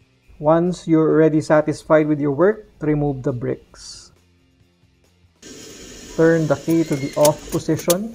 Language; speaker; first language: English; non-native, local second language; Filipino